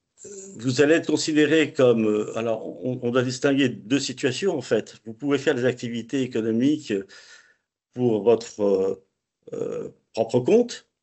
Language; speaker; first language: French; native; French